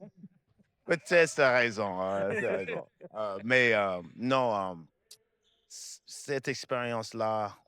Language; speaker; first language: French; non-native, fluent; English